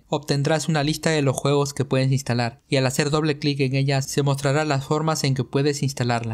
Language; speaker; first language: Spanish; native; Spanish